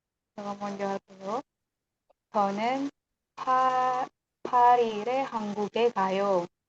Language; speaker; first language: Korean; non-native, learner; Indonesian